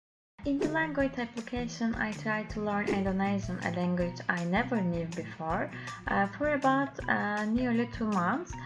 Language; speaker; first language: English; non-native, learner; Turkish